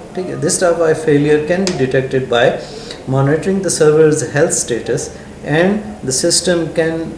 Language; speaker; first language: English; non-native, local second language; Urdu